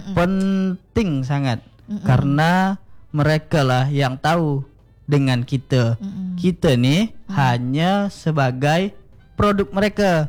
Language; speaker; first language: Indonesian; native; Indonesian